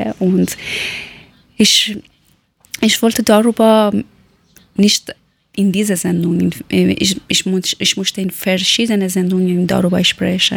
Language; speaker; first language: German; non-native, learner; Persian